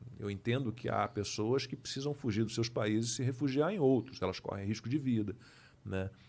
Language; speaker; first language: Portuguese; native; Portuguese